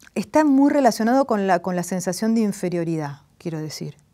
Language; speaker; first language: Spanish; native; Spanish